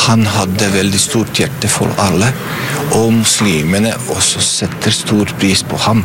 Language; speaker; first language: Norwegian; non-native, fluent; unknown